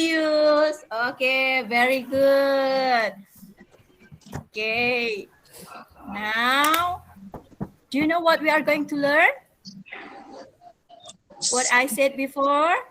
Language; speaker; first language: English; non-native, fluent; Indonesian